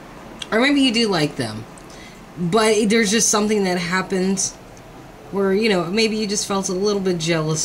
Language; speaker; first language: English; native; English